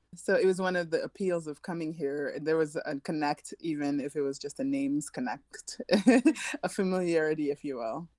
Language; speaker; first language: English; early bilingual, other home language; French